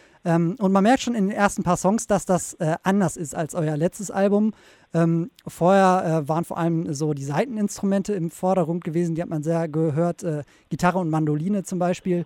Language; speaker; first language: German; native; German